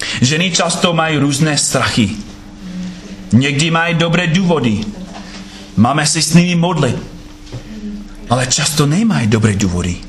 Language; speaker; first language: Czech; non-native, fluent; English